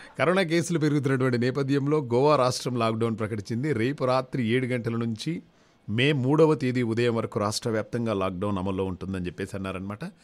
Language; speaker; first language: Telugu; native; Telugu